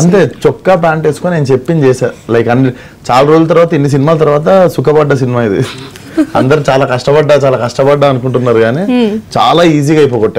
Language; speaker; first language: Telugu; native; Telugu